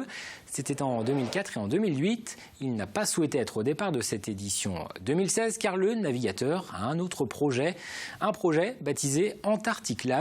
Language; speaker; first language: French; native; French